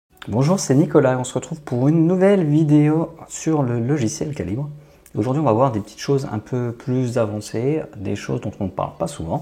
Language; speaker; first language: French; native; French